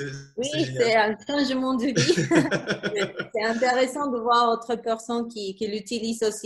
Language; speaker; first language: French; non-native, fluent; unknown